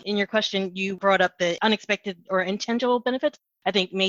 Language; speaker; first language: English; native; English